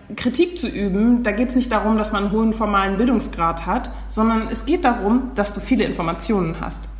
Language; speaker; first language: German; native; German